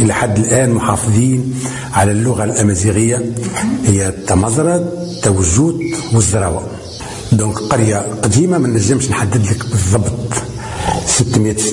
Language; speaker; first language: Arabic; non-native, local second language; Berber languages